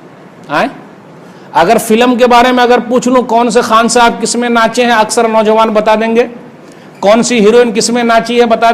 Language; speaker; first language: Hindi; native; Hindi